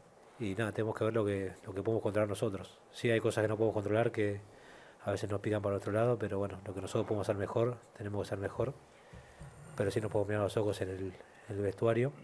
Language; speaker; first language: Spanish; native; Spanish